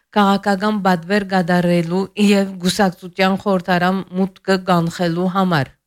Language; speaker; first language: Armenian; early bilingual, heritage; Armenian